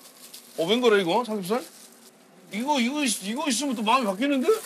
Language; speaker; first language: Korean; native; Korean